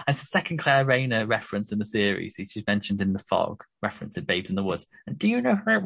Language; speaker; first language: English; native; English